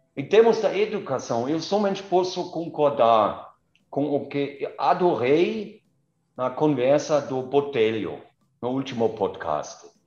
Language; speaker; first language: Portuguese; non-native, fluent; German